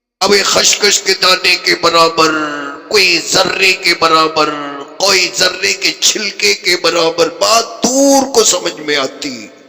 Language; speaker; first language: Urdu; native; Urdu